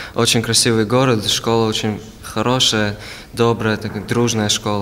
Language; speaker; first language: Russian; early bilingual, other home language; Hebrew